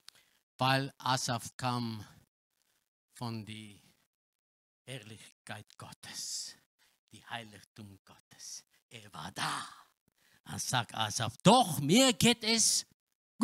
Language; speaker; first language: German; non-native, learner; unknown